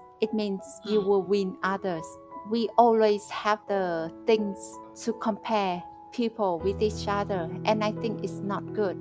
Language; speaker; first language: English; non-native, fluent; Vietnamese